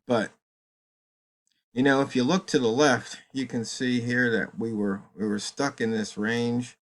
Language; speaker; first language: English; native; English